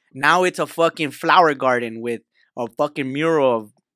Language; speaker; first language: English; early bilingual, other home language; Spanish